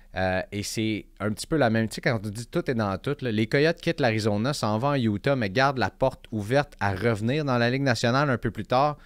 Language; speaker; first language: French; native; French